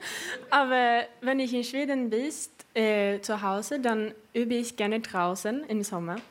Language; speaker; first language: German; non-native, fluent; Swedish